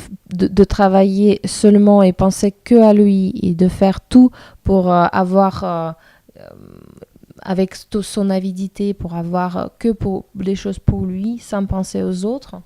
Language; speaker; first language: French; non-native, fluent; Russian